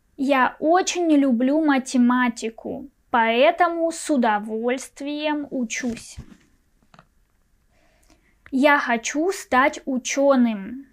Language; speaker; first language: Russian; non-native, fluent; Persian